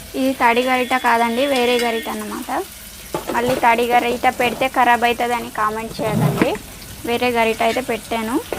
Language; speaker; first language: Telugu; native; Telugu